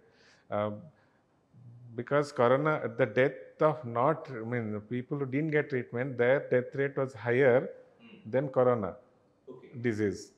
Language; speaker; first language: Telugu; non-native, learner; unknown